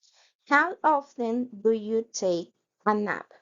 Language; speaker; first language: English; non-native, fluent; Spanish